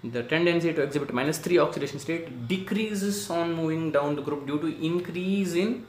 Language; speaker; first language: English; non-native, local second language; Kannada